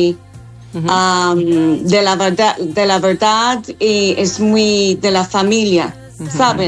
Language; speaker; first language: Spanish; non-native, fluent; English